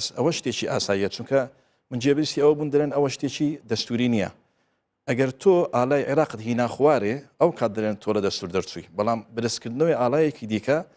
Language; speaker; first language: Central Kurdish; non-native, local second language; Turkish